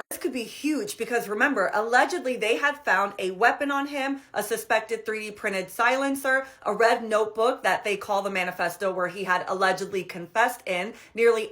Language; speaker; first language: English; native; English